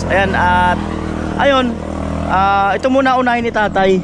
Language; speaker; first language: Filipino; native; Filipino